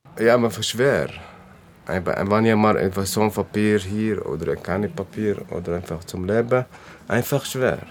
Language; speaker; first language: German; non-native, learner; Arabic